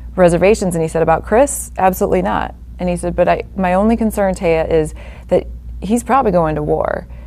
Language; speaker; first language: English; native; English